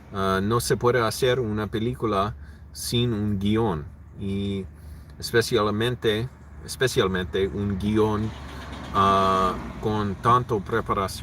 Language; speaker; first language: Spanish; non-native, learner; English